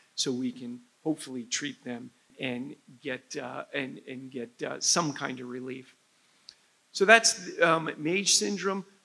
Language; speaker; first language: English; native; English